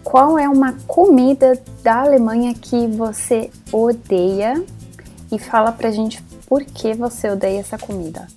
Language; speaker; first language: Portuguese; native; Portuguese